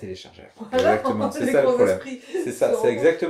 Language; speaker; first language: French; native; French